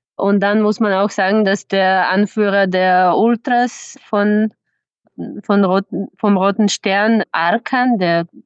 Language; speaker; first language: German; non-native, fluent; Serbian